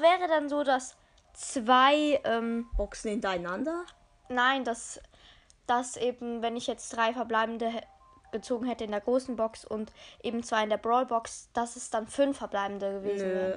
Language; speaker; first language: German; native; German